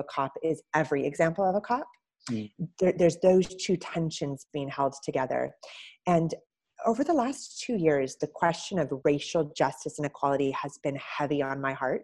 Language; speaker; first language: English; native; English